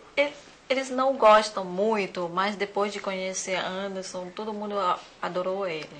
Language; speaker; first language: Portuguese; non-native, learner; Thai